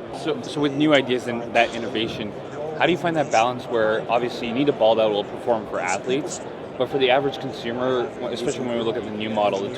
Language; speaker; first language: English; native; English